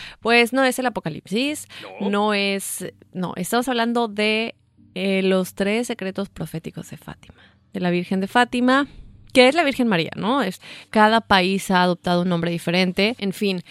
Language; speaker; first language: Spanish; native; Spanish